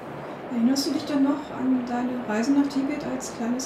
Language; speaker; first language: German; native; German